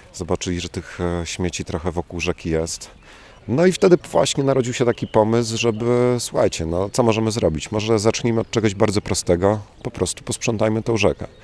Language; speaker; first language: Polish; native; Polish